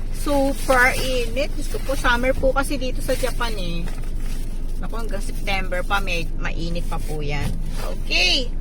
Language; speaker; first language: Filipino; native; Filipino